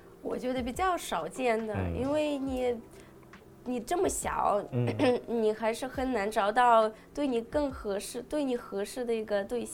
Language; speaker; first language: Chinese; non-native, fluent; Russian